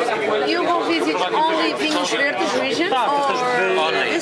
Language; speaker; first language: English; non-native, fluent; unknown